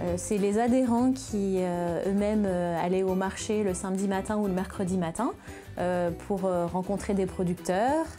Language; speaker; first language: French; native; French